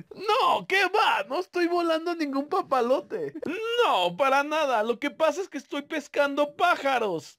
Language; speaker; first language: Spanish; native; Spanish